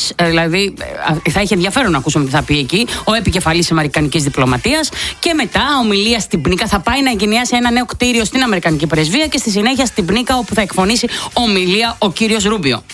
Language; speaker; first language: Greek; native; Greek